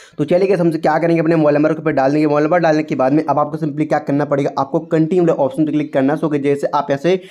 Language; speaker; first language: Hindi; native; Hindi